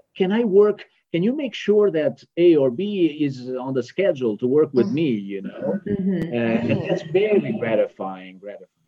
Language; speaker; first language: English; non-native, fluent; Portuguese